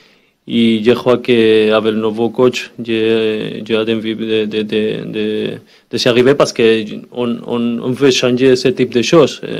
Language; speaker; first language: French; non-native, learner; Spanish